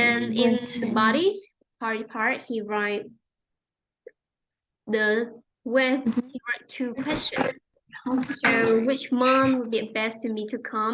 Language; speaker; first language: English; non-native, fluent; Vietnamese